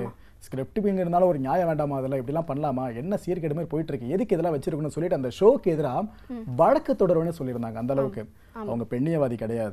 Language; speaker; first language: Tamil; native; Tamil